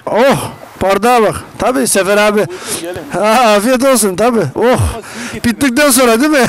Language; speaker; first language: Turkish; native; Turkish